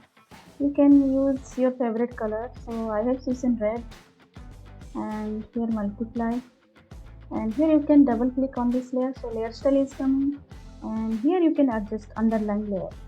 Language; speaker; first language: English; non-native, local second language; Hindi